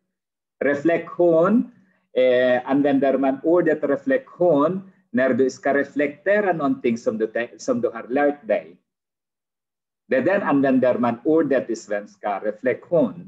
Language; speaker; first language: Swedish; non-native, fluent; Arabic